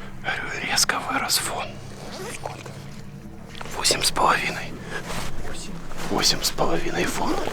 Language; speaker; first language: Russian; native; Russian